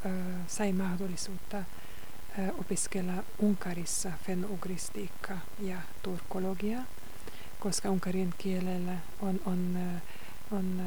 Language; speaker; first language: Finnish; non-native, fluent; Hungarian